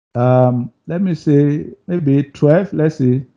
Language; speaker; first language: English; non-native, local second language; Yoruba